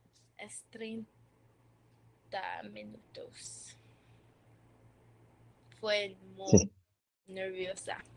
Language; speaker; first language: Spanish; non-native, learner; English